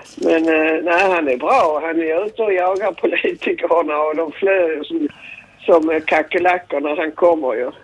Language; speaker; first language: Swedish; native; Swedish